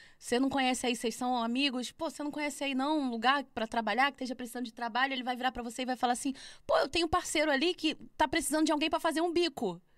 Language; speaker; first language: Portuguese; native; Portuguese